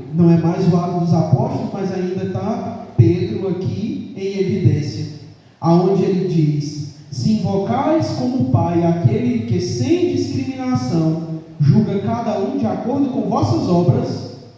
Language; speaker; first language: Portuguese; native; Portuguese